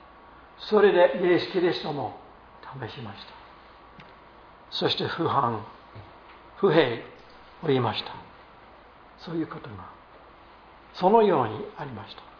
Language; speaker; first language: Japanese; non-native, fluent; English